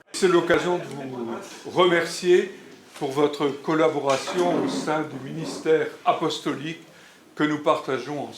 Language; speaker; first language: French; native; French